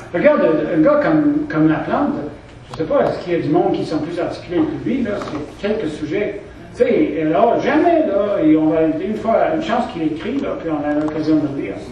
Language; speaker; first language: French; non-native, local second language; English